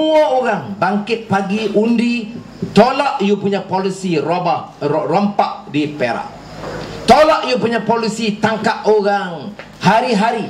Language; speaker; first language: Malay; native; Malay